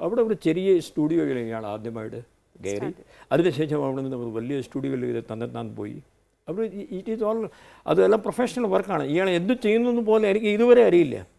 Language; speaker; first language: Malayalam; non-native, fluent; Hindi